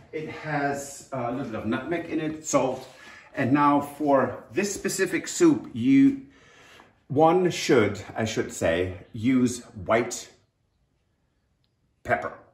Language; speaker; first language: English; non-native, fluent; German